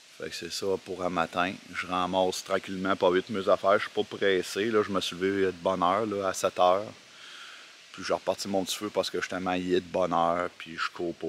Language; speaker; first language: French; native; French